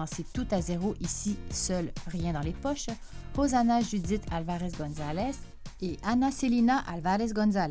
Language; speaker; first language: French; native; French